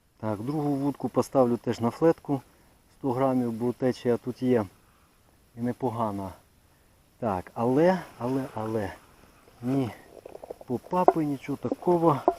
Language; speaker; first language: Ukrainian; native; Ukrainian